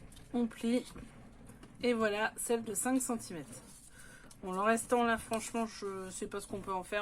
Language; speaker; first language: French; native; French